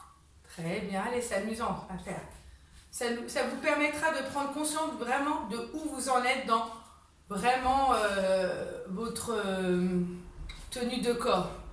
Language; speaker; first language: French; native; French